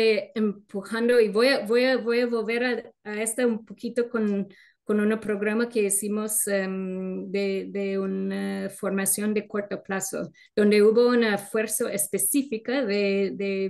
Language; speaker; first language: Spanish; non-native, fluent; English